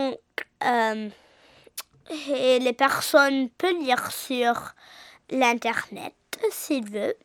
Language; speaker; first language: French; early bilingual, heritage; English